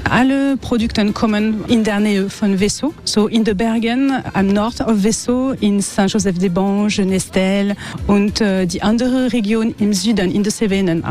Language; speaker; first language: German; non-native, learner; French